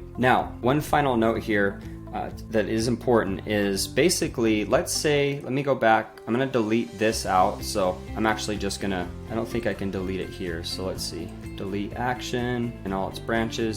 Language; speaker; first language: English; native; English